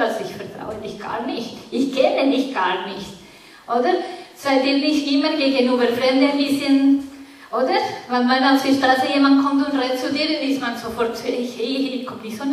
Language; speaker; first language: German; non-native, fluent; Spanish